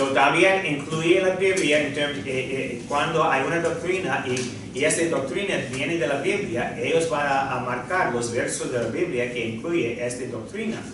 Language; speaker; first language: Spanish; non-native, fluent; English